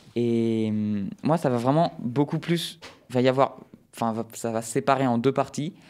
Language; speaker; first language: French; native; French